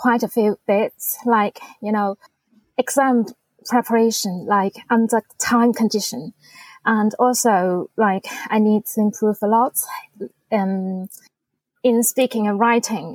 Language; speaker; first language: English; non-native, fluent; Chinese